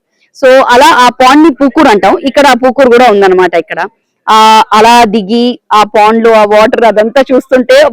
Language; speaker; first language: Telugu; non-native, local second language; Bangla